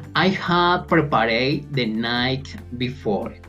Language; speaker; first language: English; non-native, learner; Spanish